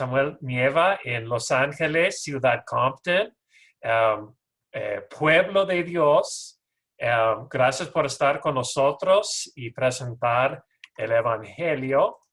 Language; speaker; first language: Spanish; non-native, learner; English